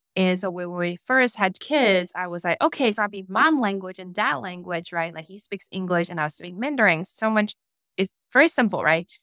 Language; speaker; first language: English; non-native, fluent; Chinese